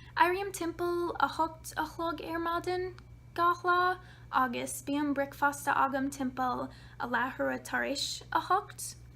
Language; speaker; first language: Irish; non-native, learner; English